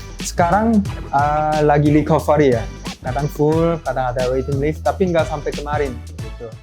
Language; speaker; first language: Indonesian; early bilingual, other home language; Korean